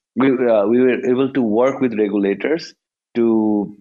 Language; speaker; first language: English; non-native, local second language; Bangla